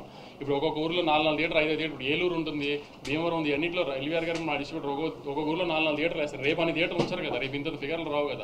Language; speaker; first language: Telugu; native; Telugu